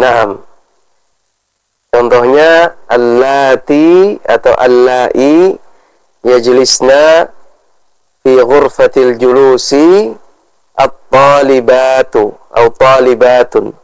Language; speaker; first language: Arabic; non-native, fluent; Indonesian